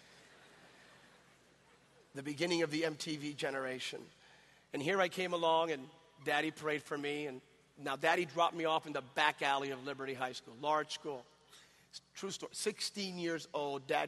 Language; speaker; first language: English; native; English